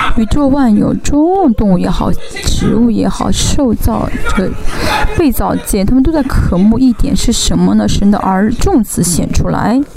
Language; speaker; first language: Chinese; non-native, fluent; Korean